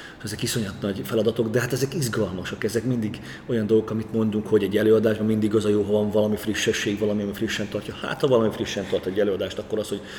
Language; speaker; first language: Hungarian; native; Hungarian